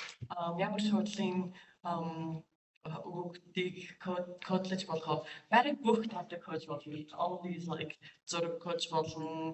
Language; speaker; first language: Mongolian; non-native, learner; English